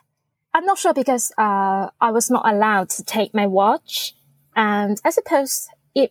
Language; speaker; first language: English; non-native, fluent; Chinese